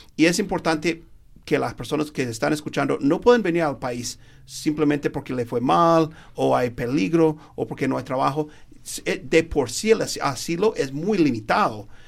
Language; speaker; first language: Spanish; non-native, fluent; English